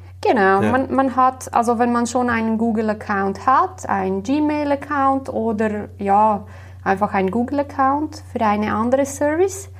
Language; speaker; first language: German; non-native, fluent; Slovenian